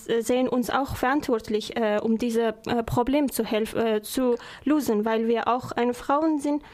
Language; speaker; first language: German; non-native, learner; Persian